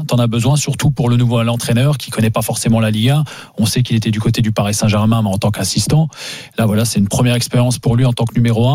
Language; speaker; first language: French; native; French